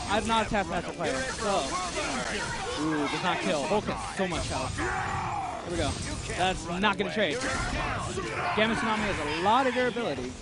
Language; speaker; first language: English; native; English